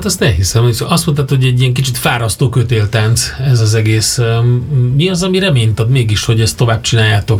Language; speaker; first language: Hungarian; native; Hungarian